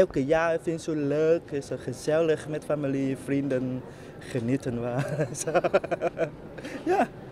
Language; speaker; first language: Dutch; non-native, learner; Vietnamese